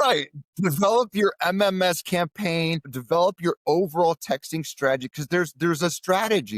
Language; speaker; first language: English; native; English